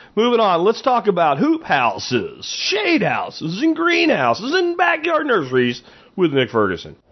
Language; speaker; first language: English; native; English